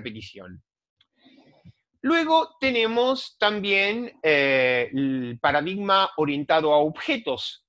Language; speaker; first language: Spanish; native; Spanish